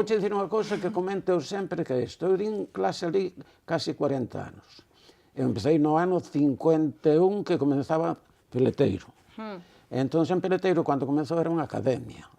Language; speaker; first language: Galician; non-native, local second language; Spanish